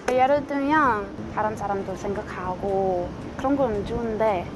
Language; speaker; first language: Korean; non-native, fluent; English